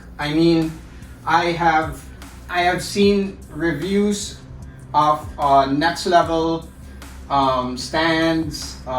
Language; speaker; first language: English; non-native, local second language; Filipino